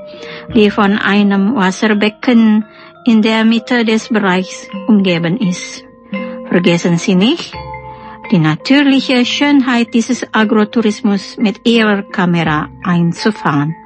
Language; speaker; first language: German; non-native, fluent; Indonesian